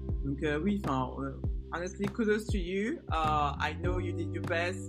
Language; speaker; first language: English; non-native, fluent; French